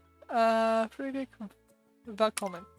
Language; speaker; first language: Swedish; non-native, learner; English